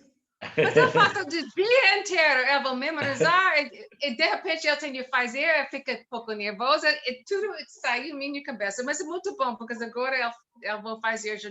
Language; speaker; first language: Portuguese; non-native, learner; English